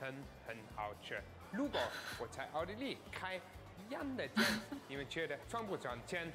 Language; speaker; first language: Chinese; non-native, fluent; German